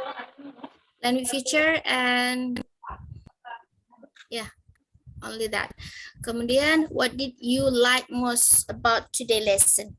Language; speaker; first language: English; non-native, fluent; Indonesian